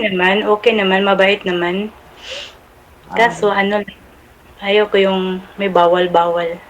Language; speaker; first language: Filipino; non-native, local second language; Cebuano